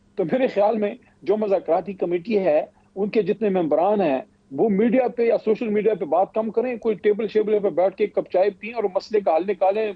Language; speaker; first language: Urdu; non-native, local second language; Pashto